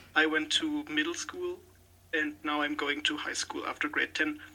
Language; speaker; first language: English; non-native, fluent; German